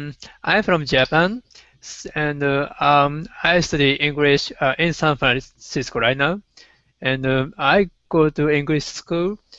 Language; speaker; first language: English; non-native, learner; Japanese